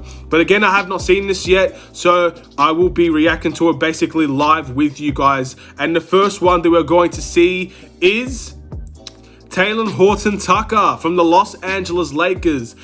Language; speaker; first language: English; native; English